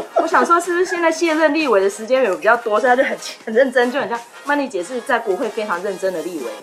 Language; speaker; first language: Chinese; native; Chinese